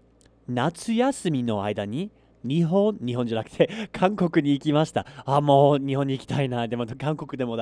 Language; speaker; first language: Japanese; non-native, fluent; English